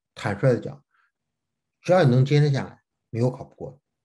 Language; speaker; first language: Chinese; native; Chinese